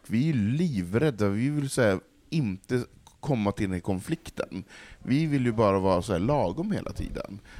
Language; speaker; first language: Swedish; native; Swedish